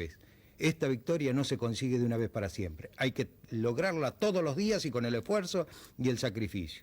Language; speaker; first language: Spanish; native; Spanish